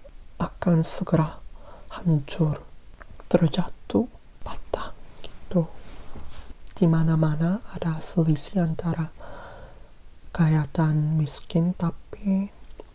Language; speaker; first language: Indonesian; non-native, fluent; Korean